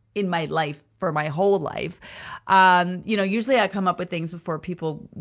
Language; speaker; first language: English; native; English